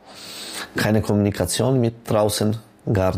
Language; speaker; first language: German; non-native, local second language; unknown